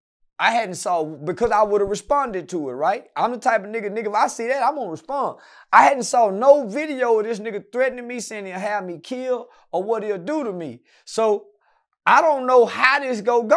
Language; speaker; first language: English; native; English